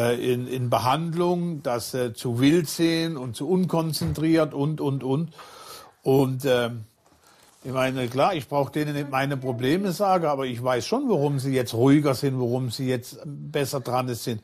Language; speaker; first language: German; native; German